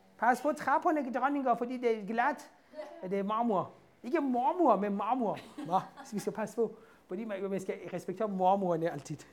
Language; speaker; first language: Danish; non-native, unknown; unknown